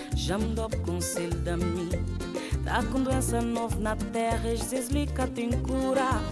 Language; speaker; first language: Portuguese; non-native, local second language; Kabuverdianu